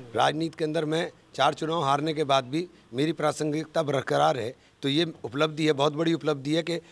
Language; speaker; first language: Hindi; native; Hindi